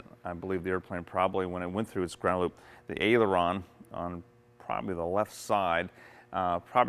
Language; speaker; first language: English; native; English